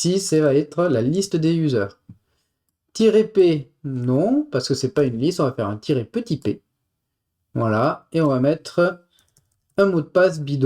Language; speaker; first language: French; native; French